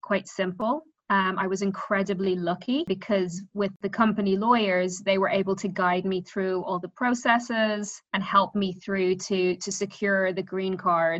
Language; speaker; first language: English; native; English